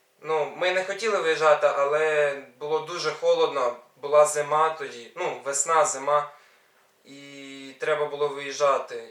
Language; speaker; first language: Ukrainian; non-native, local second language; Russian